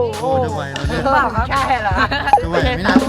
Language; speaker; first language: Thai; native; Thai